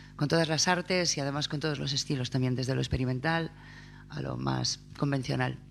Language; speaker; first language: Spanish; native; Spanish